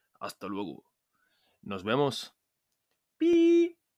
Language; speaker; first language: Spanish; non-native, fluent; Norwegian